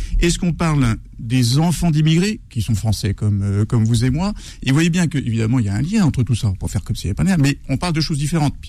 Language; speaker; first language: French; native; French